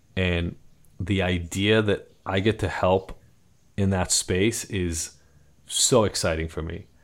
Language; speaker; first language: English; non-native, fluent; Hebrew